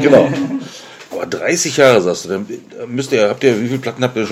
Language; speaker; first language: German; native; German